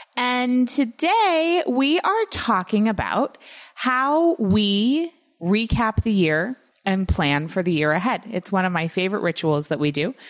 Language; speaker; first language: English; native; English